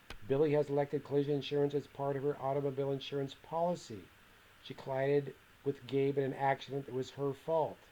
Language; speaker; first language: English; native; English